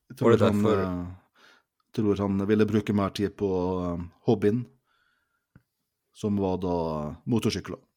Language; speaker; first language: Norwegian; native; Norwegian